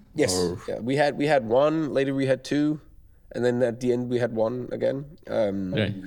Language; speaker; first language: English; non-native, fluent; Danish